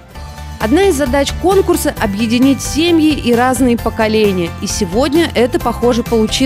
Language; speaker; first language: Russian; native; Russian